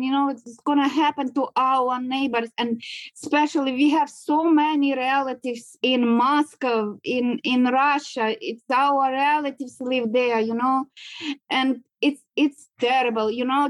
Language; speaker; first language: English; non-native, learner; Ukrainian